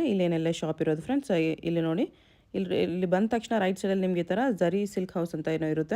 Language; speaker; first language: Kannada; native; Kannada